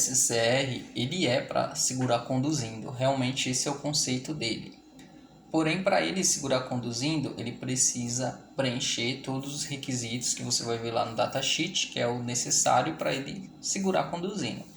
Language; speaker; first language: Portuguese; native; Portuguese